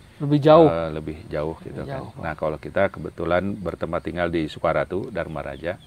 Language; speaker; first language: Indonesian; non-native, local second language; Sundanese